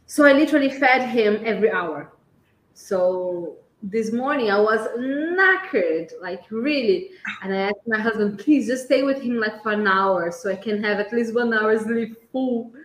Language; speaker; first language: English; non-native, fluent; Portuguese